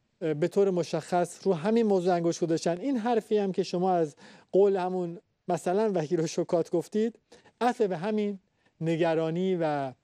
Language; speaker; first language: Persian; native; Persian